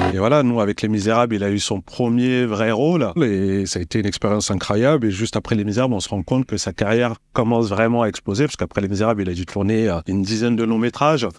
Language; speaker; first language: French; native; French